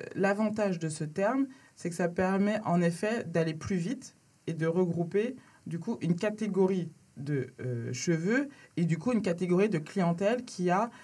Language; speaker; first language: French; early bilingual, other home language; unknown